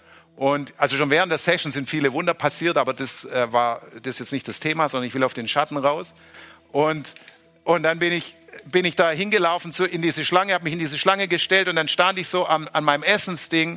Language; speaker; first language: German; native; German